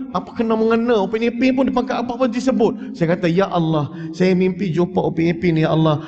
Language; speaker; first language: Malay; early bilingual, heritage; Malay